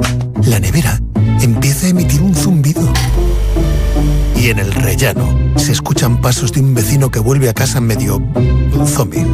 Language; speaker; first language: Spanish; native; Spanish